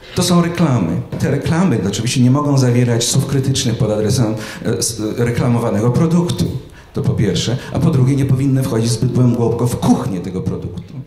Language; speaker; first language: Polish; native; Polish